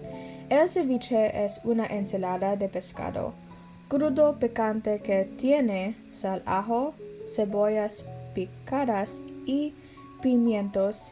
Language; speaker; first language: Spanish; non-native, learner; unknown